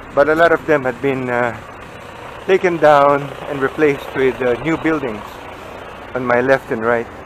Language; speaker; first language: English; non-native, local second language; Filipino